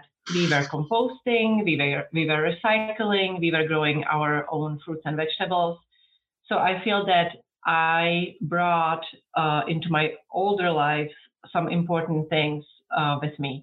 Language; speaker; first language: English; non-native, fluent; Czech